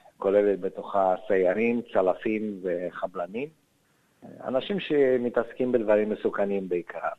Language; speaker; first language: Hebrew; non-native, fluent; Romanian